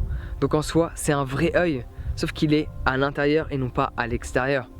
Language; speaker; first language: French; native; French